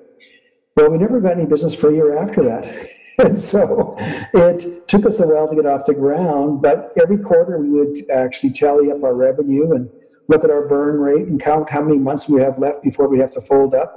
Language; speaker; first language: English; native; English